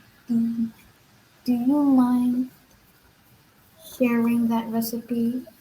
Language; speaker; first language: English; non-native, learner; Vietnamese